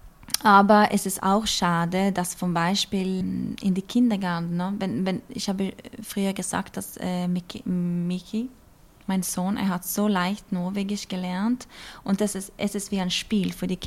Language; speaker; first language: German; non-native, learner; Norwegian